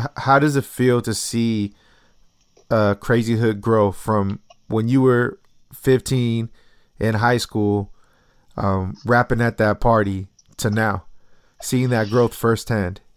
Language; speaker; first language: English; early bilingual, other home language; Spanish